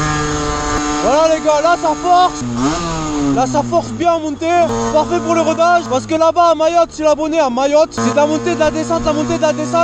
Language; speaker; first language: French; native; French